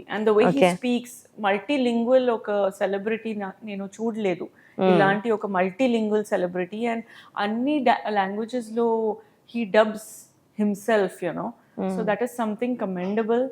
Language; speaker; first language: Telugu; non-native, local second language; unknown